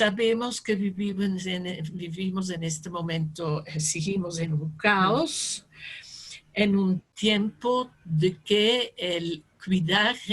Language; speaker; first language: Spanish; non-native, fluent; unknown